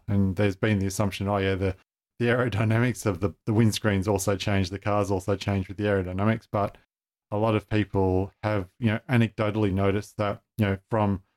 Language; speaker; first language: English; native; English